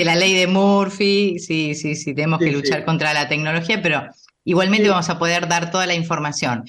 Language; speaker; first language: Spanish; native; Spanish